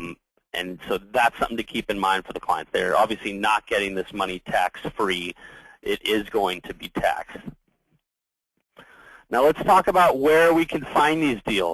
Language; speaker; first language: English; native; English